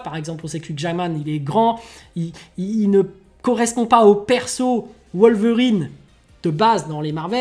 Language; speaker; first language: French; native; French